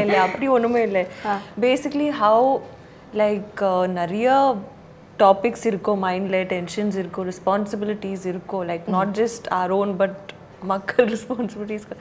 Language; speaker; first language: Tamil; non-native, learner; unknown